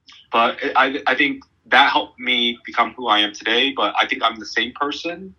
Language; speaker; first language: English; early bilingual, other home language; Vietnamese